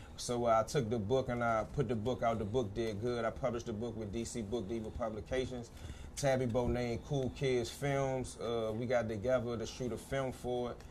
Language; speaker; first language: English; native; English